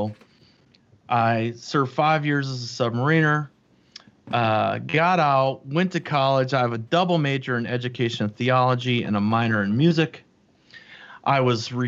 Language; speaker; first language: English; native; English